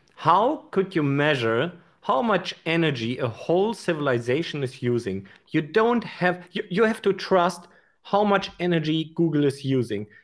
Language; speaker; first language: English; non-native, fluent; German